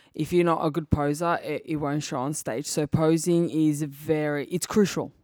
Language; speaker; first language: English; early bilingual, other home language; Serbian